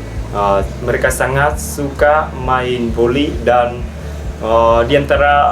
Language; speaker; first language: Indonesian; non-native, fluent; Vietnamese